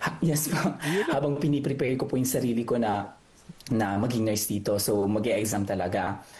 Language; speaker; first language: Filipino; native; Filipino